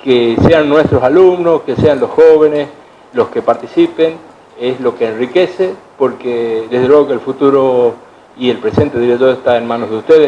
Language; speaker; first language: Spanish; native; Spanish